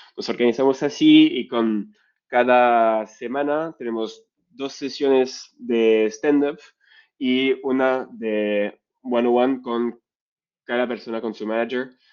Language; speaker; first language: Spanish; non-native, fluent; French